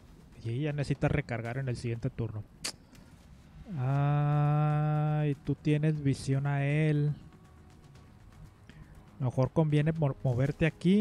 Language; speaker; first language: Spanish; native; Spanish